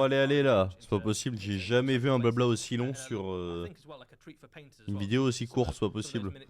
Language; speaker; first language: French; native; French